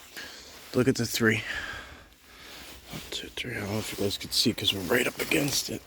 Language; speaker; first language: English; native; English